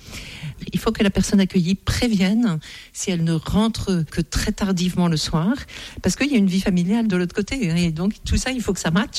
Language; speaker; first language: French; native; French